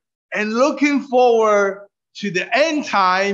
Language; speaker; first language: English; non-native, fluent; Min Nan Chinese